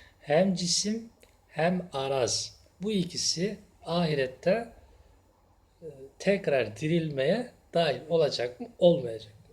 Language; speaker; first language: Turkish; native; Turkish